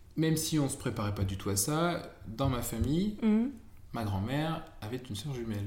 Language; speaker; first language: French; native; French